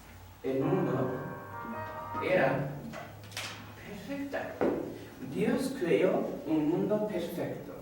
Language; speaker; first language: Spanish; non-native, fluent; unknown